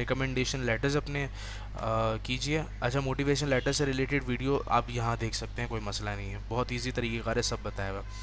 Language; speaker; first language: Urdu; native; Urdu